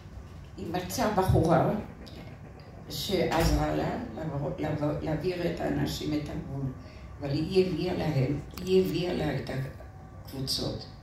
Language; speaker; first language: Hebrew; non-native, fluent; French